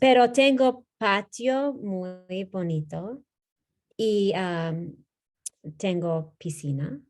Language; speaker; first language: Spanish; non-native, learner; English